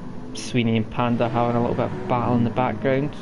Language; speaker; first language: English; native; English